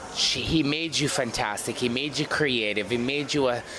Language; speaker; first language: English; native; English